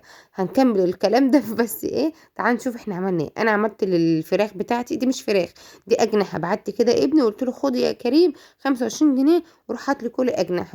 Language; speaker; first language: Arabic; native; Arabic